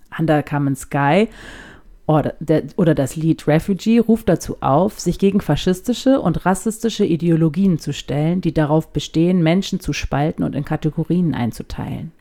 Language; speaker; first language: German; native; German